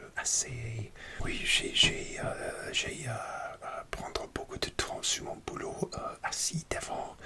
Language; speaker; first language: French; non-native, learner; English